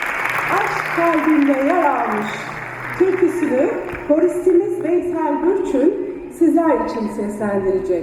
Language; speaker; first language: Turkish; native; Turkish